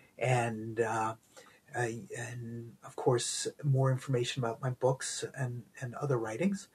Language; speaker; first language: English; native; English